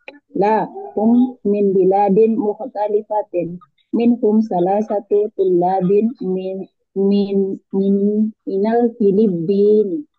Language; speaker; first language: Arabic; non-native, learner; Indonesian